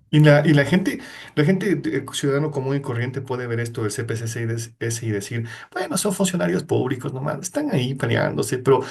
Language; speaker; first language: Spanish; native; Spanish